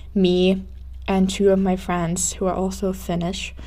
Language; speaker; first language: English; non-native, fluent; Finnish